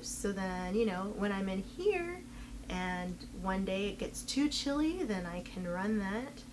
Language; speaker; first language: English; native; English